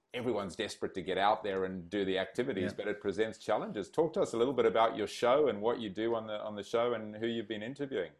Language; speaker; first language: English; native; English